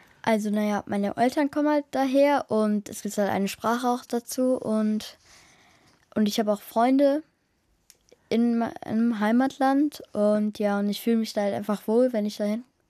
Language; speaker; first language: German; early bilingual, other home language; Kurdish